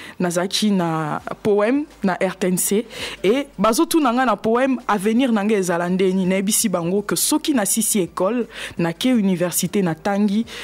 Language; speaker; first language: Lingala; native; Lingala